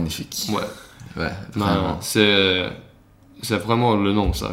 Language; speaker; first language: French; non-native, learner; Swedish